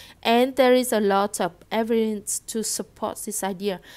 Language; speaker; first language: English; non-native, fluent; Vietnamese